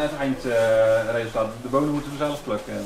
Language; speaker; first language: Dutch; native; Dutch